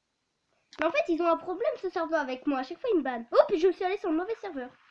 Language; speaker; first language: French; native; French